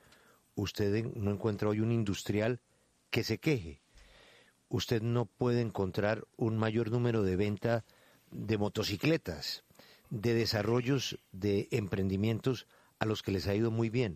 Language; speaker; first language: Spanish; native; Spanish